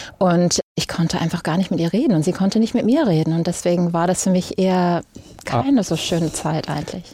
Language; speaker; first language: German; early bilingual, other home language; English